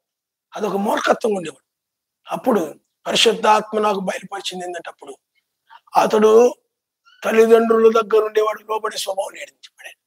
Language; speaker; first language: Telugu; native; Telugu